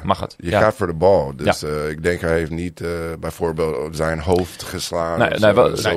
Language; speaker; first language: Dutch; non-native, learner; English